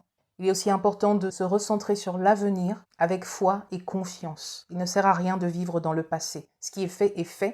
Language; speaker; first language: French; native; French